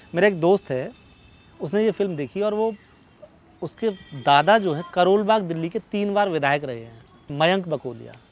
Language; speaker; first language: Hindi; native; Hindi